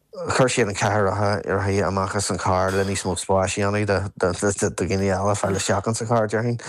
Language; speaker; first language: Irish; non-native, local second language; English